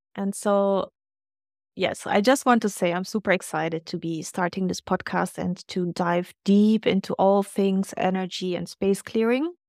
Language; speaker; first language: English; non-native, fluent; German